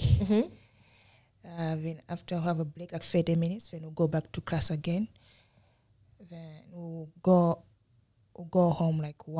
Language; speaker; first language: English; non-native, local second language; Tumbuka